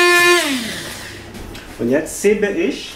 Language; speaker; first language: German; non-native, learner; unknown